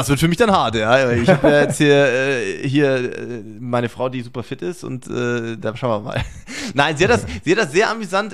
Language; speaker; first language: German; native; German